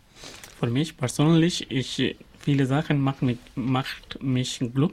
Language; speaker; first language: German; non-native, learner; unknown